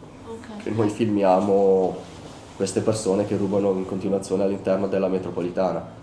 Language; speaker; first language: Italian; native; Italian